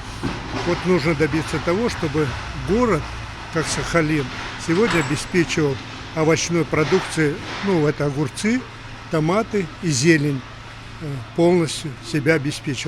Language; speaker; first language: Russian; native; Russian